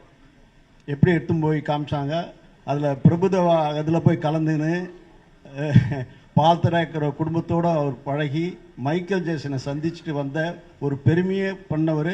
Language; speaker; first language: Tamil; native; Tamil